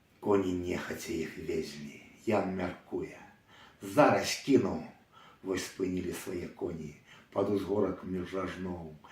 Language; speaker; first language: Belarusian; native; Belarusian